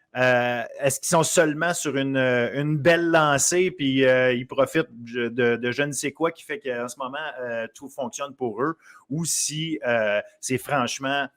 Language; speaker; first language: French; native; French